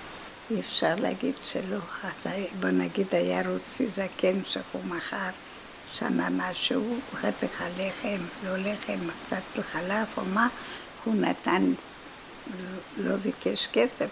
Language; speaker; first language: Hebrew; non-native, fluent; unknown